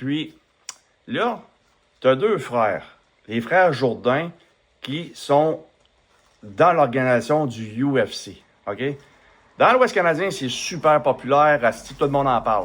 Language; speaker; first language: French; native; French